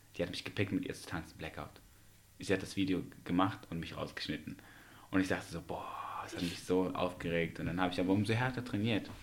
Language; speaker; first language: German; early bilingual, other home language; Russian